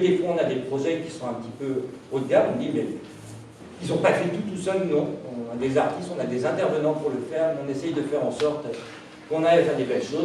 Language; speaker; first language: French; native; French